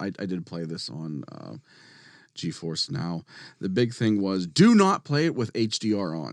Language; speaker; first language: English; native; English